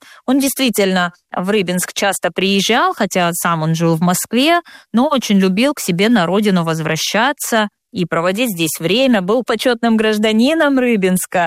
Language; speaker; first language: Russian; native; Russian